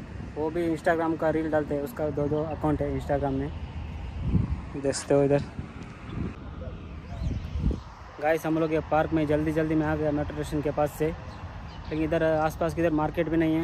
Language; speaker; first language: Hindi; non-native, local second language; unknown